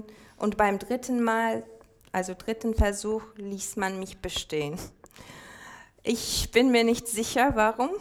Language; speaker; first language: German; non-native, fluent; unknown